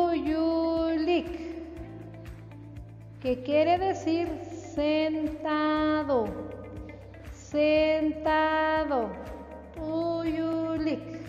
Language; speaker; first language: Spanish; non-native, local second language; Kaqchikel